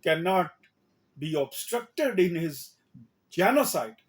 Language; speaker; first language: English; non-native, local second language; Urdu